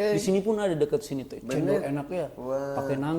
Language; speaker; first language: Indonesian; native; Indonesian